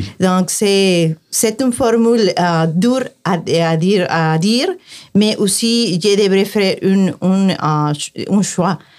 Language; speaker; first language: French; non-native, fluent; Spanish